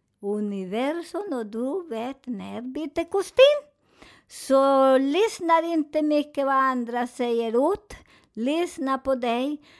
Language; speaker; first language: Swedish; non-native, fluent; Spanish